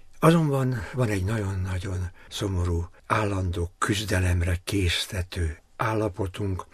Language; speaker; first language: Hungarian; native; Hungarian